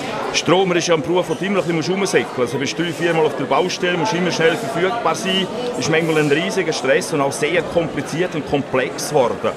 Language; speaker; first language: German; native; German